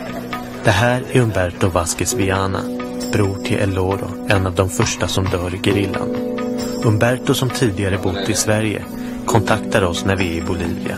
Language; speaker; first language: Swedish; native; Swedish